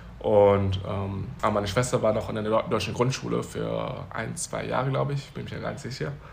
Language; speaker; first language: German; early bilingual, other home language; Chinese